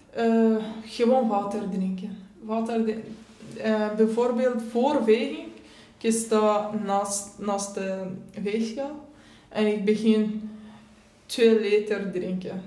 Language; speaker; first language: Dutch; non-native, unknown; Persian